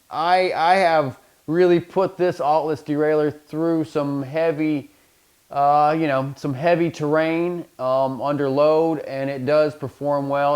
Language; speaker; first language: English; native; English